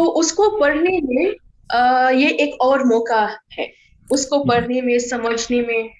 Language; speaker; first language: Hindi; non-native, fluent; English